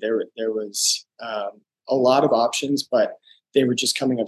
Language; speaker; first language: English; native; English